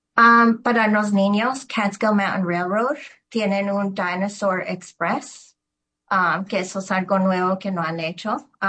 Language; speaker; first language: Spanish; early bilingual, heritage; Spanish